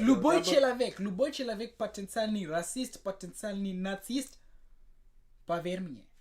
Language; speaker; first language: Russian; non-native, fluent; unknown